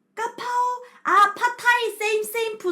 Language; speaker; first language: English; non-native, learner; Korean